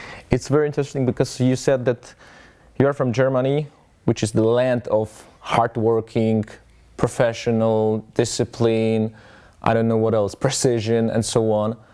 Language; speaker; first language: English; non-native, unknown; Polish